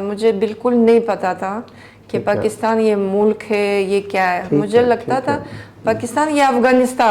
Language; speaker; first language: Hindi; non-native, learner; Greek